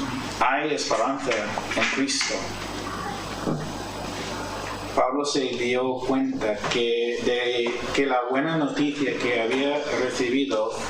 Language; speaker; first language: Spanish; non-native, fluent; English